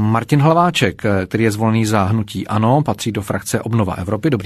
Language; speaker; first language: Czech; native; Czech